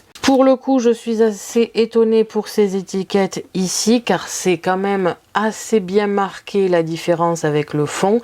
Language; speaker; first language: French; native; French